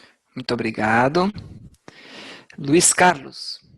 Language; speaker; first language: Portuguese; native; Portuguese